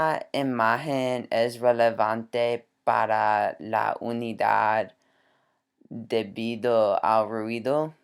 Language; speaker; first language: Spanish; non-native, learner; English